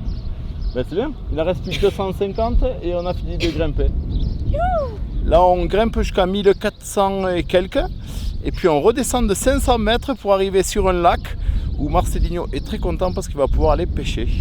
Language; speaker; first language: French; native; French